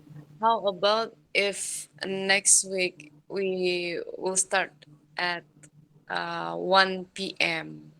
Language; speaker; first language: English; non-native, learner; Indonesian